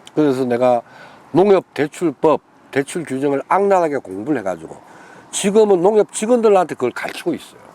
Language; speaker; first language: Korean; native; Korean